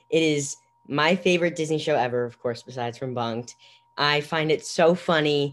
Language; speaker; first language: English; native; English